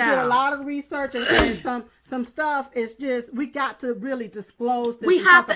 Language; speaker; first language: English; native; English